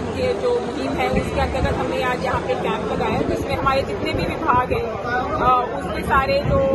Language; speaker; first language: Hindi; non-native, local second language; Punjabi